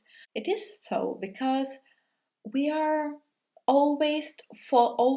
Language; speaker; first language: English; non-native, fluent; Russian